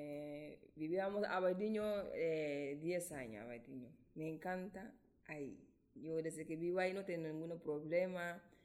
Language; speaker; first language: Spanish; non-native, learner; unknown